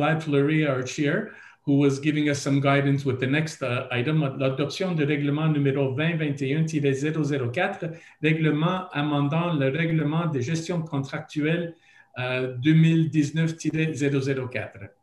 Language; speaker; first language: French; non-native, local second language; English